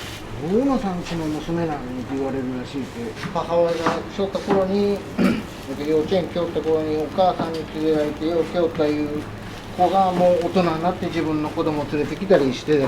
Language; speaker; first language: Japanese; native; Japanese